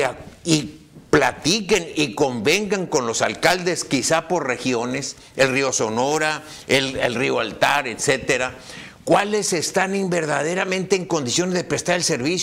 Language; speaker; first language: Spanish; native; Spanish